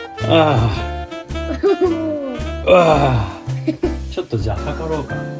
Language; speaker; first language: Japanese; native; Japanese